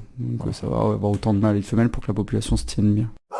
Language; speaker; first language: French; native; French